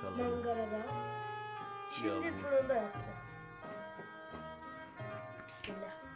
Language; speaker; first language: Turkish; non-native, learner; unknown